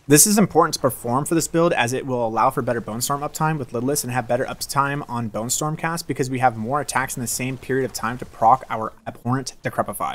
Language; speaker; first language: English; native; English